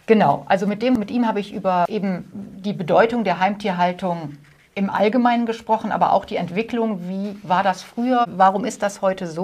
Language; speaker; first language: German; native; German